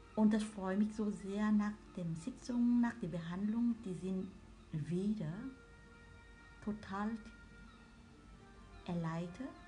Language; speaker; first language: German; non-native, learner; Vietnamese